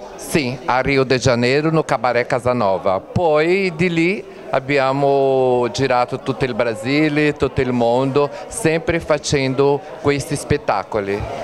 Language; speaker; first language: Italian; non-native, fluent; Portuguese